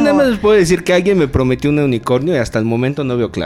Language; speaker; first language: Spanish; native; Spanish